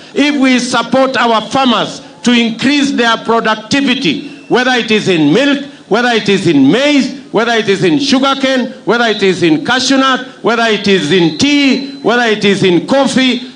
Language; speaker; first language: English; non-native, local second language; Kalenjin